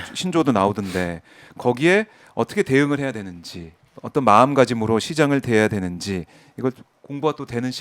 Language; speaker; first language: Korean; native; Korean